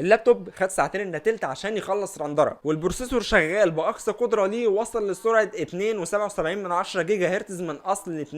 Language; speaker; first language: Arabic; native; Arabic